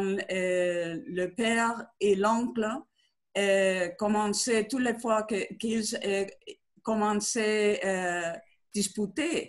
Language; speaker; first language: French; non-native, learner; Spanish